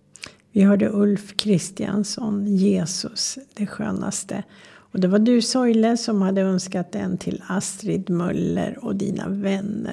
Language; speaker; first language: Swedish; native; Swedish